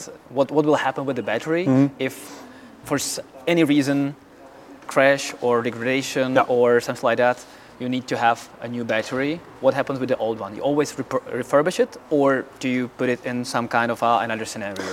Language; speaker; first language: English; non-native, fluent; Czech